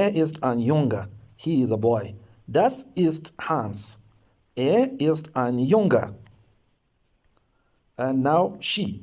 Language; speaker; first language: German; non-native, learner; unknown